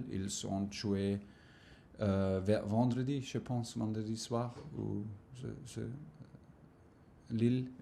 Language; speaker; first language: French; non-native, learner; German